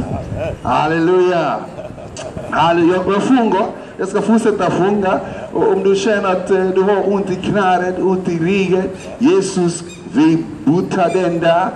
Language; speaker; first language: Swedish; non-native, fluent; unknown